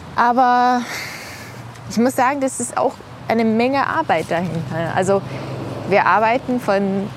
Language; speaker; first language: German; non-native, fluent; English